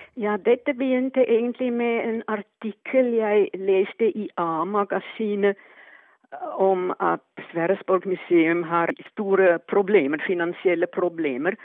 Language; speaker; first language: Norwegian; non-native, fluent; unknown